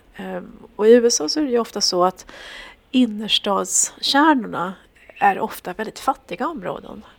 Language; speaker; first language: Swedish; native; Swedish